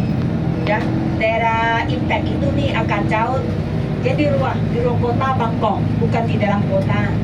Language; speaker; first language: Indonesian; non-native, learner; Thai